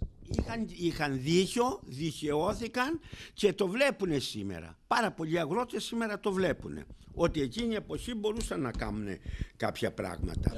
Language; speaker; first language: Greek; native; Greek